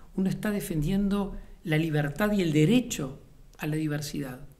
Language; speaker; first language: Spanish; native; Spanish